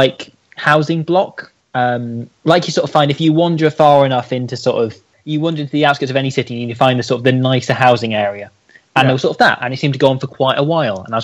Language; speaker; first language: English; native; English